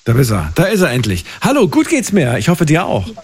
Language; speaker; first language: German; native; German